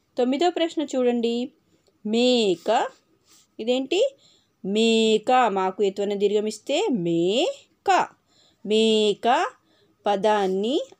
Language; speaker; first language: Telugu; non-native, local second language; Urdu